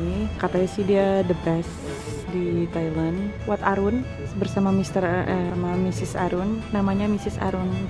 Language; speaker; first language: Indonesian; native; Indonesian